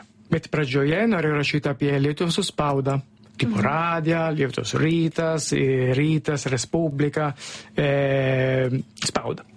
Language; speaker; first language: Lithuanian; non-native, learner; Italian